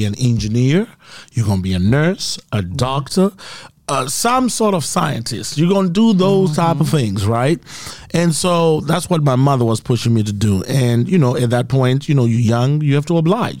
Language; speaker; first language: English; non-native, local second language; Shona